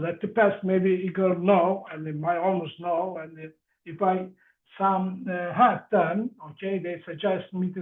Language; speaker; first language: English; non-native, learner; Turkish